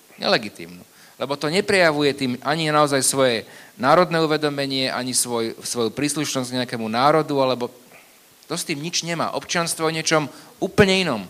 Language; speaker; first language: Slovak; native; Slovak